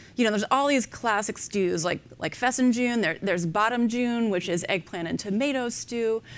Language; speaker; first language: English; native; English